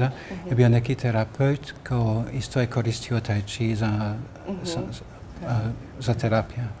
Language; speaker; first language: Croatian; non-native, learner; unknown